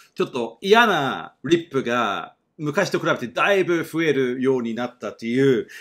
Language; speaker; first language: Japanese; non-native, fluent; English